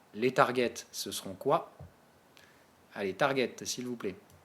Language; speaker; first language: French; native; French